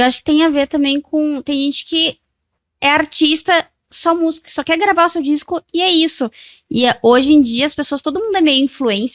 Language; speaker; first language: Portuguese; native; Portuguese